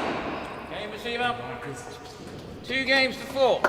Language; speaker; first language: English; native; English